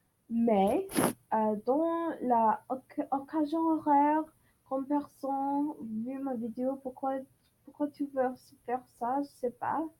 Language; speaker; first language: French; non-native, learner; English